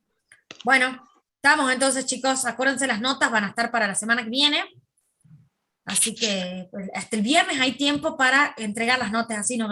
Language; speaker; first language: Spanish; native; Spanish